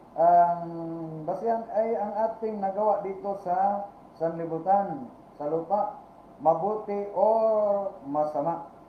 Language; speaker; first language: Filipino; non-native, local second language; Cebuano